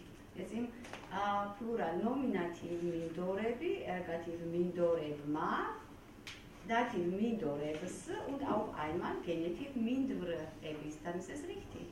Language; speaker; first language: German; non-native, fluent; Georgian